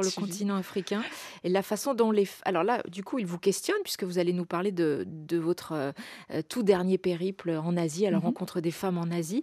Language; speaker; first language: French; native; French